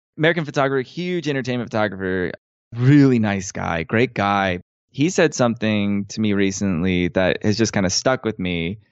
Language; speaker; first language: English; native; English